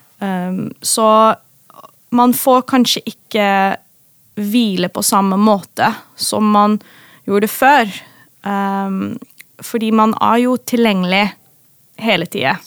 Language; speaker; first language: Norwegian; non-native, fluent; Dutch